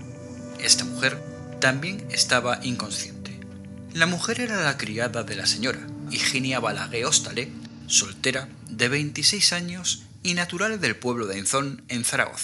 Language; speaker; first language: Spanish; native; Spanish